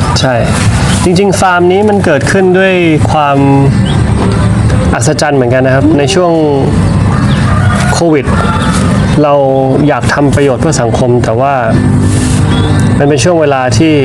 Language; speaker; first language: Thai; native; Thai